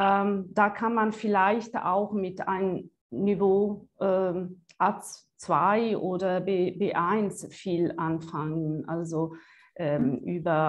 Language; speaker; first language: German; non-native, fluent; Italian